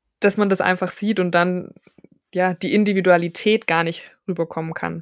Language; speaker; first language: German; native; German